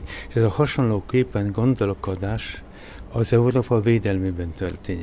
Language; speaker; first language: Hungarian; non-native, fluent; Polish